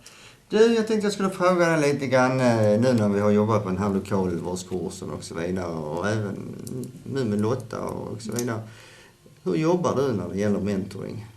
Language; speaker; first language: Danish; native; Danish